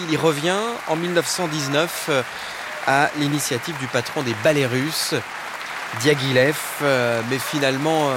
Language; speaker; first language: French; native; French